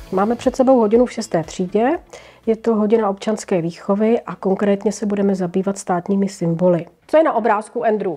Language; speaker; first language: Czech; native; Czech